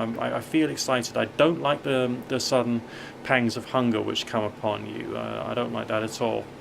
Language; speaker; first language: English; native; English